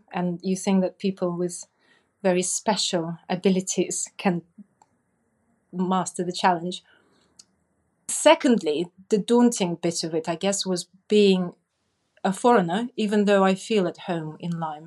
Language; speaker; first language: English; non-native, fluent; Russian